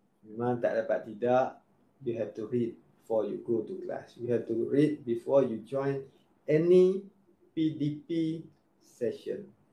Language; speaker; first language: English; non-native, local second language; Malay